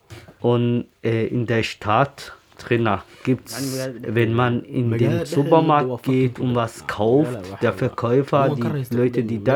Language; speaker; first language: German; non-native, learner; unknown